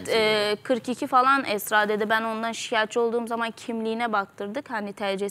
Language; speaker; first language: Turkish; native; Turkish